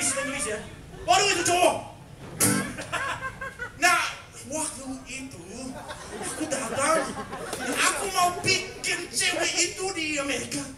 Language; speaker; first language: Indonesian; non-native, fluent; English